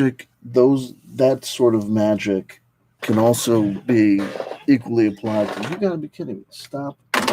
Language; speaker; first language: English; native; English